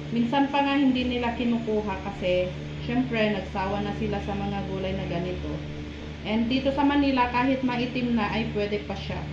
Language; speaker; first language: Filipino; non-native, local second language; Iloko